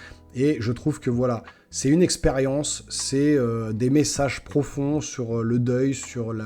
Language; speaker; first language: French; native; French